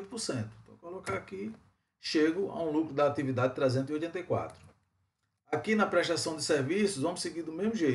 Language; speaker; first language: Portuguese; native; Portuguese